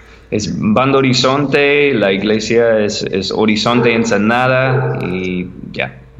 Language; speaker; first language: Spanish; non-native, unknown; English